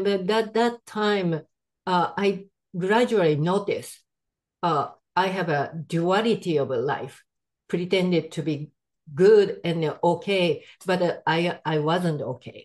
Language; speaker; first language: English; non-native, fluent; Japanese